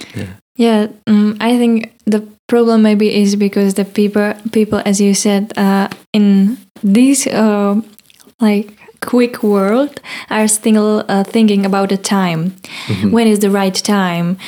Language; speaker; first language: English; non-native, learner; Czech